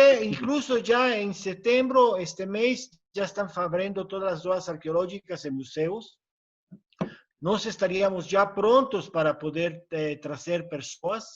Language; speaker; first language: Portuguese; non-native, learner; Spanish